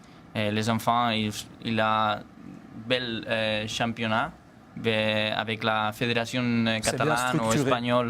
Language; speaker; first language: French; non-native, learner; Spanish